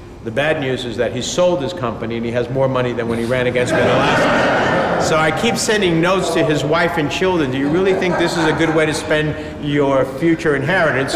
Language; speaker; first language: English; early bilingual, other home language; Spanish